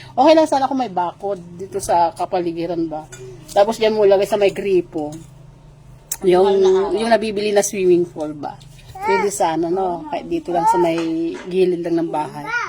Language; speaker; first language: Filipino; non-native, local second language; Iloko